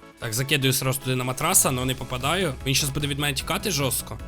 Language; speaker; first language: Ukrainian; non-native, local second language; Russian